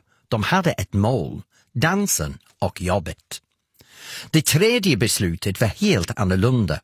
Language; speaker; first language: Swedish; non-native, fluent; English